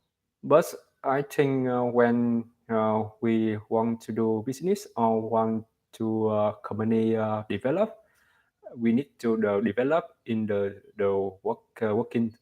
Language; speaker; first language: English; non-native, learner; Vietnamese